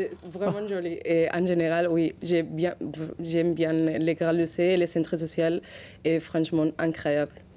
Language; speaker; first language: French; non-native, learner; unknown